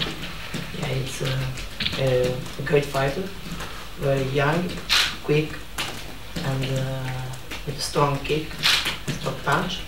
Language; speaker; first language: English; non-native, learner; Italian